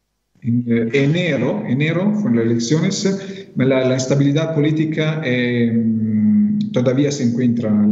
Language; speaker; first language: Spanish; non-native, fluent; Italian